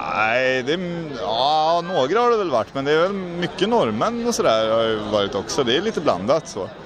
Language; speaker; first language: Swedish; native; Swedish